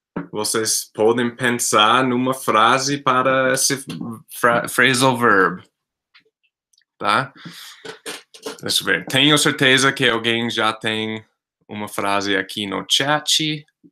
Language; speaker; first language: Portuguese; non-native, fluent; English